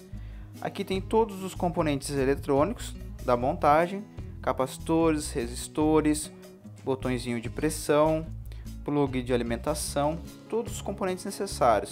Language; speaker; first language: Portuguese; native; Portuguese